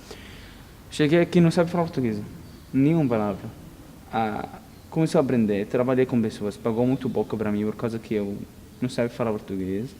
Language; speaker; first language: Portuguese; non-native, learner; Arabic